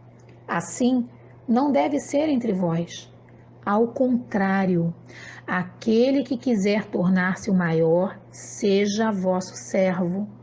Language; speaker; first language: Portuguese; native; Portuguese